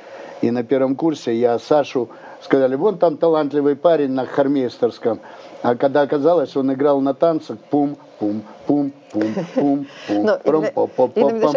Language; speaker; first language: Russian; native; Russian